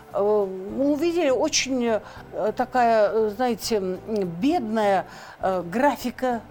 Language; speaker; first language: Russian; non-native, local second language; Kyrgyz